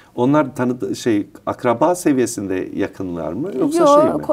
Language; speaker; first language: Turkish; native; Turkish